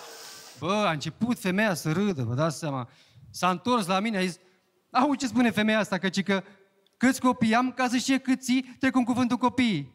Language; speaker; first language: Romanian; native; Romanian